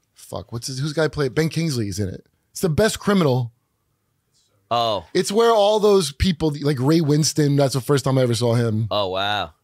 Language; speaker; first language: English; native; English